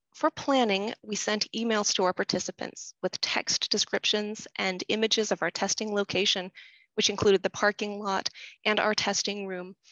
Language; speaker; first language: English; native; English